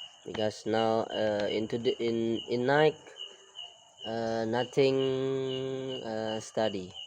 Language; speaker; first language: English; non-native, learner; Indonesian